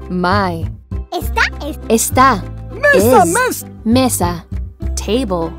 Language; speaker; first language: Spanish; non-native, learner; English